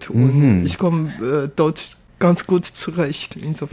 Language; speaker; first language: German; non-native, fluent; Chinese